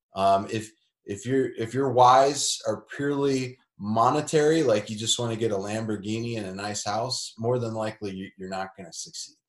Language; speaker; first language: English; native; English